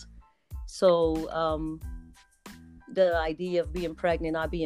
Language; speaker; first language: English; non-native, fluent; Kabuverdianu